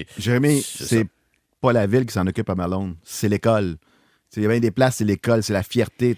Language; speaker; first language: French; native; French